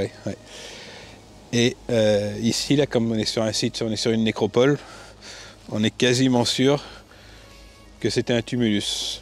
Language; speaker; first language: French; native; French